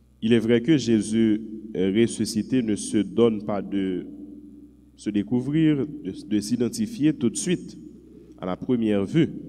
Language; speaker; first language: French; non-native, local second language; Haitian Creole